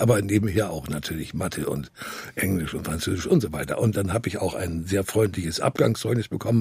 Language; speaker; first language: German; native; German